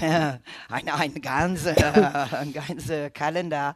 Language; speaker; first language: German; non-native, learner; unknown